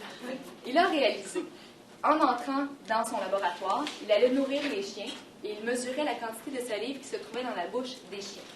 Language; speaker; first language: French; native; French